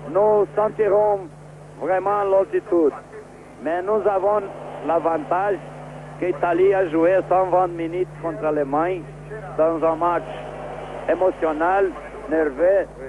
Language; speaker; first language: French; non-native, fluent; Portuguese